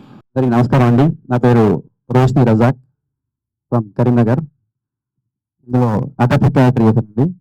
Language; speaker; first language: Telugu; native; Telugu